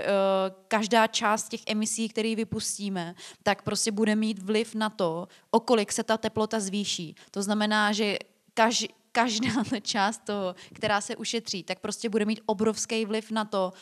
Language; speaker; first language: Czech; native; Czech